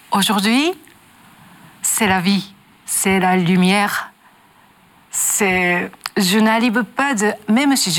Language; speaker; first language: French; non-native, learner; Japanese